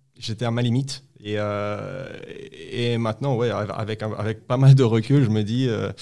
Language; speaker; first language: French; non-native, fluent; Uzbek